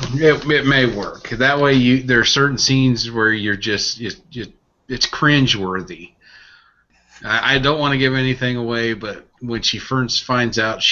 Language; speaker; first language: English; native; English